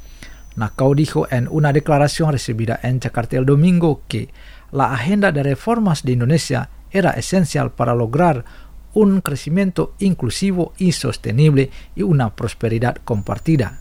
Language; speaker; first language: Spanish; non-native, fluent; Indonesian